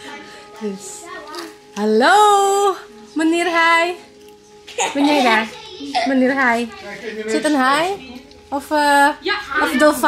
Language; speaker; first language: Dutch; non-native, learner; Indonesian